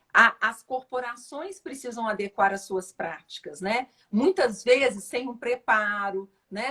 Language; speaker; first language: Portuguese; native; Portuguese